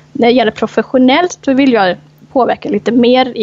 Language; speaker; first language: Swedish; non-native, fluent; Thai